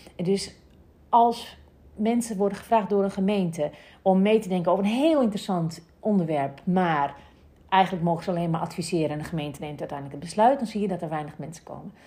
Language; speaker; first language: Dutch; native; Dutch